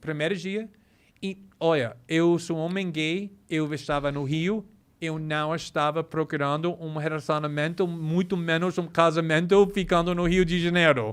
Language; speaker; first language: Portuguese; non-native, fluent; English